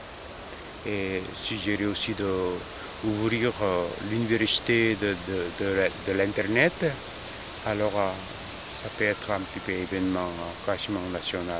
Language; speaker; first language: French; non-native, fluent; Korean